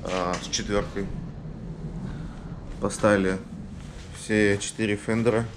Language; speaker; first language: Russian; native; Russian